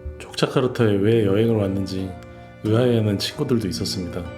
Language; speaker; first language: Korean; native; Korean